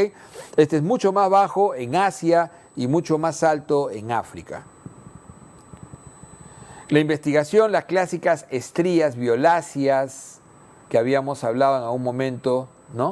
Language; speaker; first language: Spanish; native; Spanish